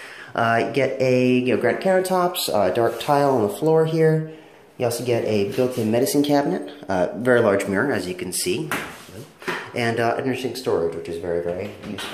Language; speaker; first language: English; native; English